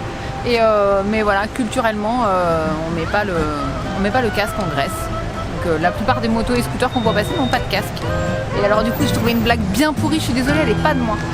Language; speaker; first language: French; native; French